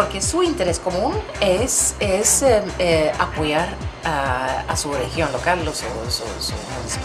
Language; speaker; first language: Spanish; non-native, fluent; Swedish